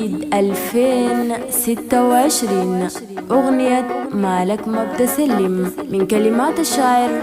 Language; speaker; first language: Arabic; native; Arabic